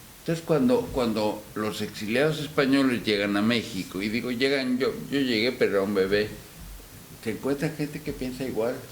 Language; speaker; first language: Spanish; native; Spanish